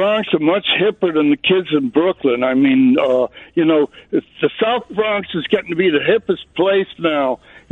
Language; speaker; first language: English; native; English